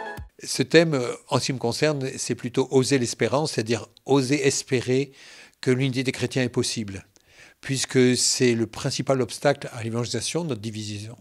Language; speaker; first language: French; native; French